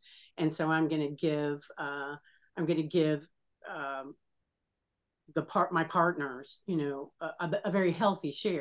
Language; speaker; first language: English; native; English